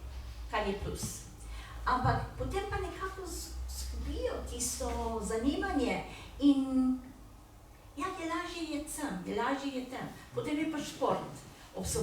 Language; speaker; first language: Slovenian; early bilingual, heritage; Slovenian